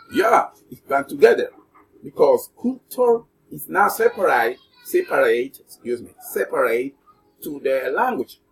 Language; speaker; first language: English; non-native, learner; Spanish